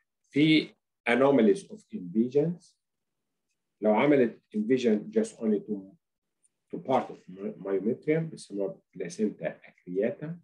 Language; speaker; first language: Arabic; native; Arabic